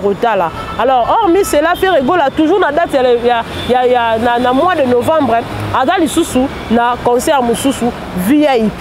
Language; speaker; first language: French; non-native, local second language; Lingala